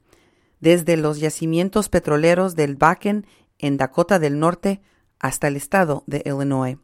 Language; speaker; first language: Spanish; native; Spanish